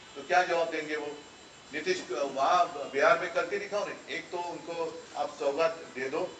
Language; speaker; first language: Hindi; non-native, local second language; Marathi